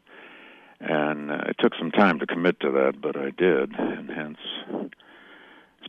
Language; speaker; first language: English; native; English